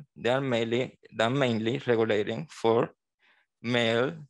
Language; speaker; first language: English; non-native, learner; Spanish